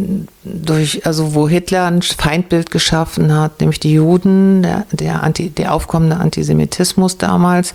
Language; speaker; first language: German; native; German